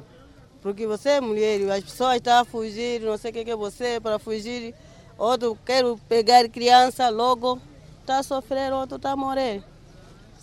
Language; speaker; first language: Portuguese; non-native, local second language; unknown